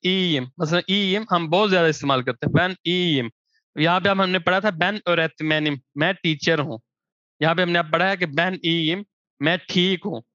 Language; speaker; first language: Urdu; non-native, local second language; Punjabi